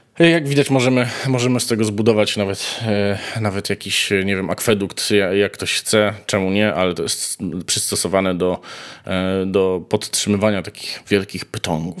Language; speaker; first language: Polish; native; Polish